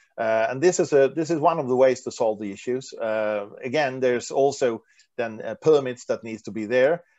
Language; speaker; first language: English; non-native, fluent; Swedish